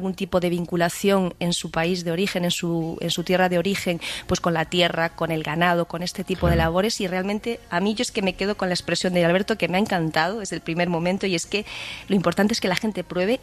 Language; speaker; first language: Spanish; native; Spanish